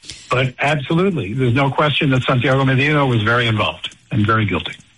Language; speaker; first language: English; native; English